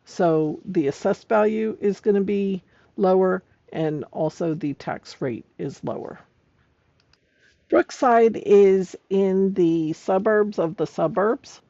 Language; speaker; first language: English; native; English